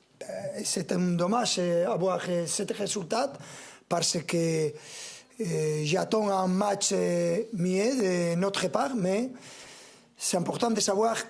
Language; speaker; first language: French; non-native, fluent; Spanish